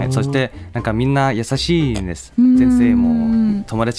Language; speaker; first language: Japanese; non-native, learner; Thai